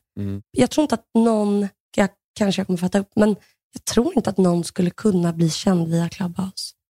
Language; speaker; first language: Swedish; early bilingual, other home language; Russian